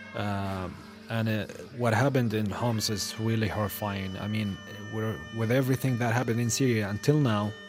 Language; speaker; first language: English; non-native, fluent; Arabic